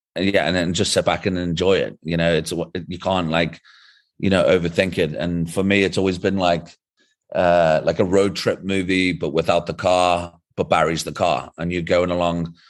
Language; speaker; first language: English; native; English